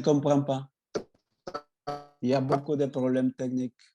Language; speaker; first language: French; non-native, fluent; Spanish